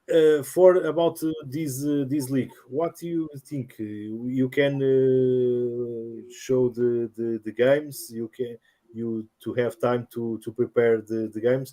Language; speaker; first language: English; non-native, learner; Portuguese